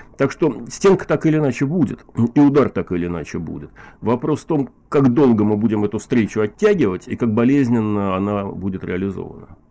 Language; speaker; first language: Russian; native; Russian